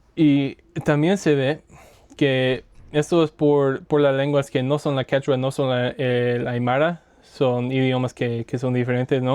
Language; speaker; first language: Spanish; non-native, learner; English